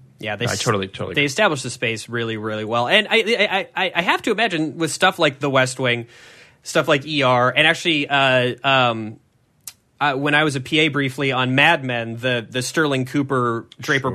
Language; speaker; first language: English; native; English